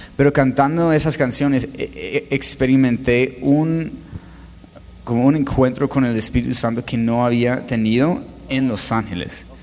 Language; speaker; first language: Spanish; non-native, fluent; English